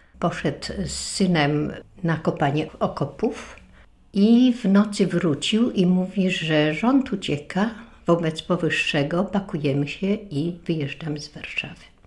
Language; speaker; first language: Polish; native; Polish